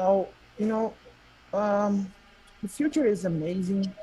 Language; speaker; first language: English; non-native, learner; Portuguese